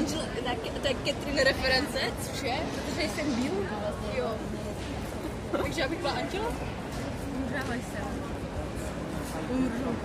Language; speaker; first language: Czech; non-native, learner; Ukrainian